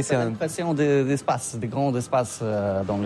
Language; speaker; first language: French; non-native, learner; Polish